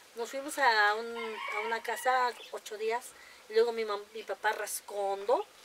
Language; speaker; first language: Spanish; native; Spanish